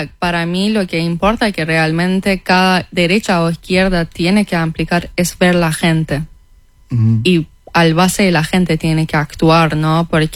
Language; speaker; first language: Spanish; non-native, fluent; Persian